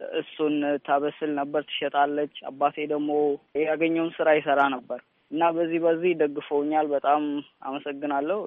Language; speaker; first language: Amharic; early bilingual, heritage; Amharic